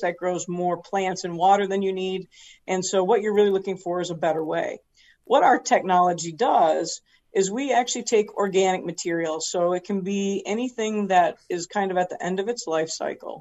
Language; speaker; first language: English; native; English